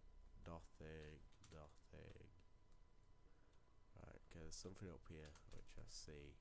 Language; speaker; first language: English; native; English